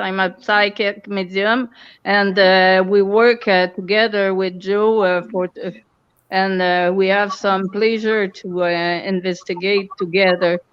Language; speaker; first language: English; non-native, local second language; French